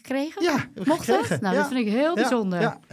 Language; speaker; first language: Dutch; native; Dutch